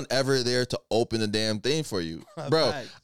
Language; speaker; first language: English; non-native, local second language; Igbo